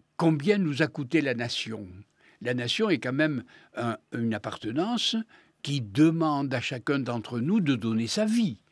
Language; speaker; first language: French; native; French